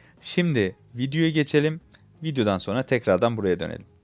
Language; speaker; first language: Turkish; native; Turkish